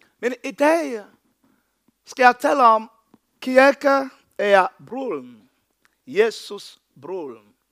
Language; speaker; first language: Danish; non-native, fluent; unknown